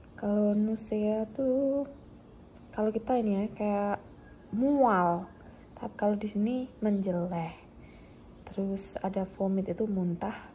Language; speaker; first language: Indonesian; native; Indonesian